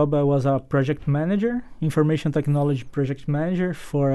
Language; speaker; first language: English; non-native, fluent; Portuguese